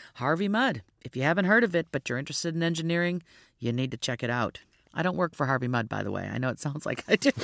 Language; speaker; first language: English; native; English